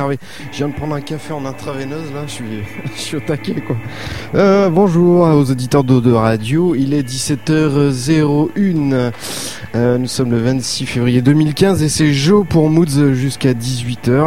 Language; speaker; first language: French; native; French